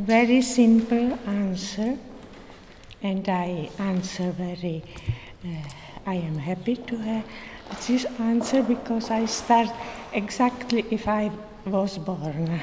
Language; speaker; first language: English; non-native, learner; Czech